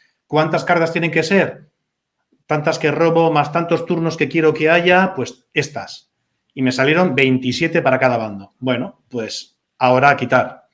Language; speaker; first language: Spanish; native; Spanish